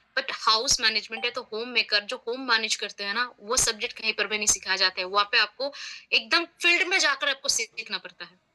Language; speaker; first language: Hindi; non-native, local second language; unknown